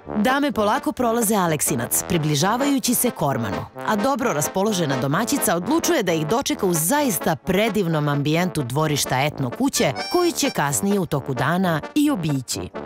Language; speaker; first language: Serbian; native; Serbian